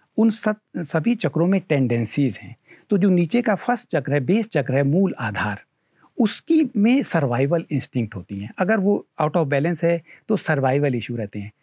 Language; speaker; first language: Hindi; native; Hindi